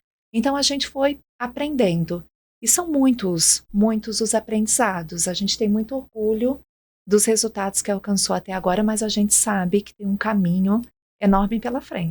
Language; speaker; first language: Portuguese; native; Portuguese